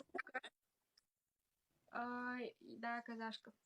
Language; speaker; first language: Russian; non-native, local second language; Kazakh